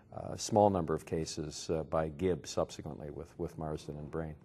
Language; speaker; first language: English; native; English